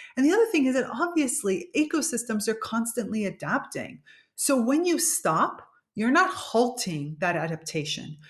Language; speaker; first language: English; native; English